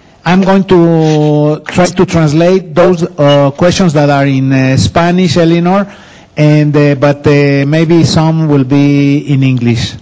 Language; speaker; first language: English; non-native, fluent; Spanish